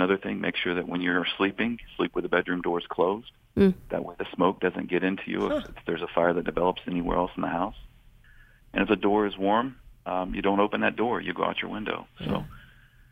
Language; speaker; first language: English; native; English